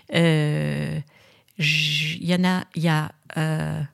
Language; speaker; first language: French; native; French